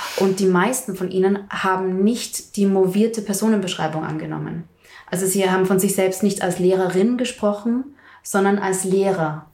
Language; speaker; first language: German; native; German